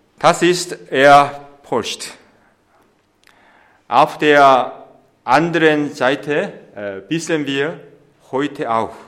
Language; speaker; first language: German; non-native, fluent; Korean